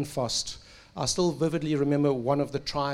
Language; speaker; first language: English; native; English